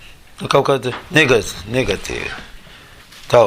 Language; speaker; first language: Latvian; non-native, learner; Russian